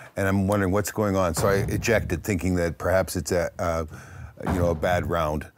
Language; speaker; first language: English; native; English